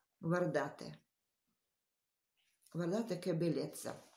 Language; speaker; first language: Italian; non-native, learner; Romanian